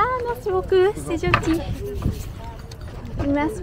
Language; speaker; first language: French; non-native, learner; Japanese